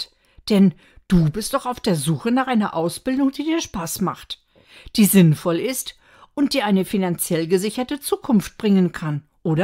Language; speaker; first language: German; native; German